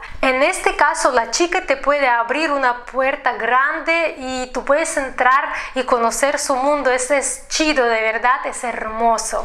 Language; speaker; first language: Spanish; non-native, fluent; Russian